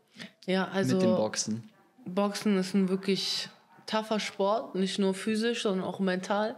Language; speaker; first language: German; early bilingual, other home language; Russian